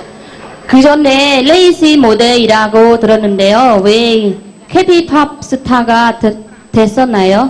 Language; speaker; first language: Korean; non-native, learner; Khmer